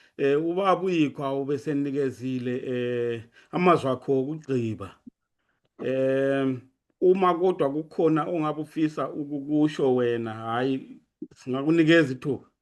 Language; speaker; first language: Zulu; native; Zulu